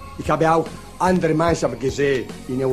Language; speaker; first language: German; non-native, learner; Italian